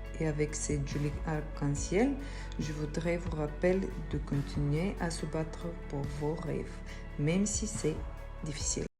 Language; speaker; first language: French; non-native, learner; Bulgarian